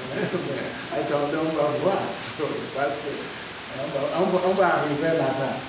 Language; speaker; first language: French; non-native, learner; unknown